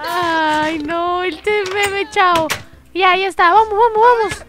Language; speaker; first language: Spanish; native; Spanish